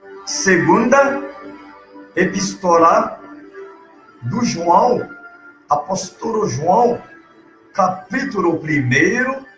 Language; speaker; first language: Portuguese; non-native, learner; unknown